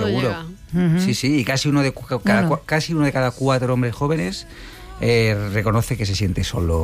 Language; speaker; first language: Spanish; native; Spanish